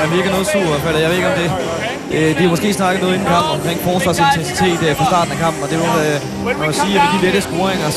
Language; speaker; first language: Danish; native; Danish